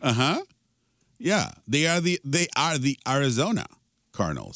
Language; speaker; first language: English; early bilingual, other home language; Spanish